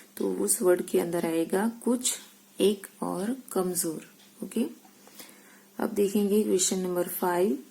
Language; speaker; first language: Hindi; non-native, local second language; Gujarati